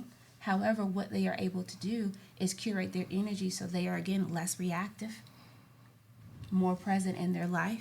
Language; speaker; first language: English; native; English